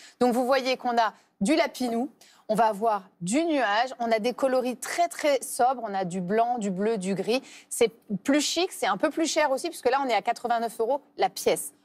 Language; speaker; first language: French; native; French